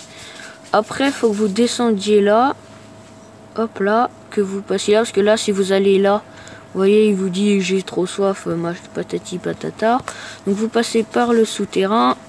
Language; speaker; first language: French; native; French